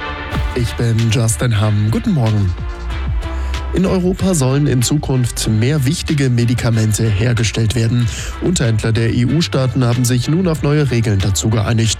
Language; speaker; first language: German; native; German